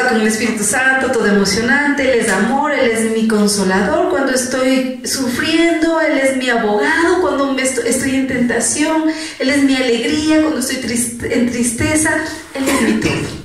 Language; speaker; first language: Spanish; native; Spanish